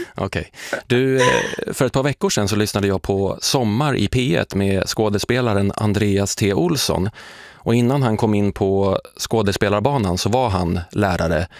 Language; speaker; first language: Swedish; native; Swedish